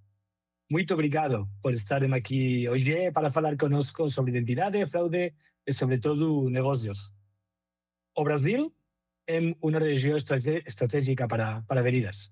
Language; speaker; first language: Portuguese; non-native, learner; Spanish